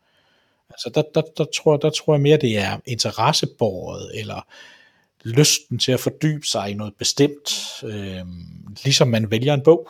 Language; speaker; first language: Danish; native; Danish